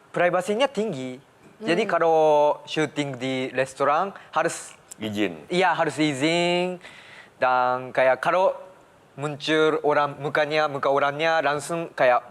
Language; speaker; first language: Indonesian; early bilingual, heritage; Japanese